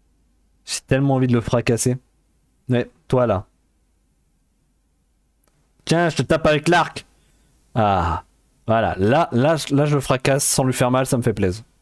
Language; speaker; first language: French; native; French